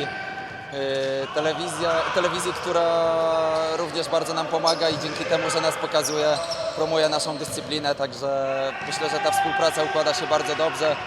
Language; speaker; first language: Polish; native; Polish